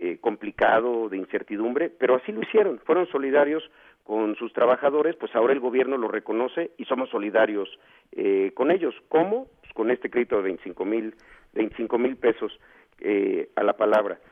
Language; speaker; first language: Spanish; native; Spanish